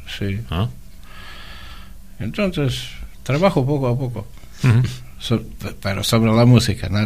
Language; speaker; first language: Spanish; non-native, learner; Russian